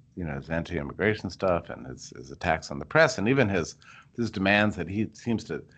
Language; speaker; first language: English; native; English